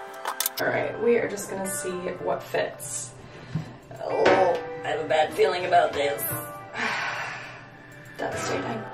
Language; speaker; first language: English; native; English